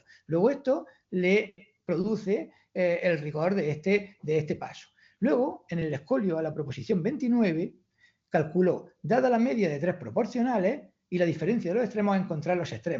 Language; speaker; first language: Spanish; native; Spanish